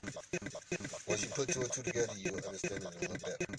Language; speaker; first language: English; native; English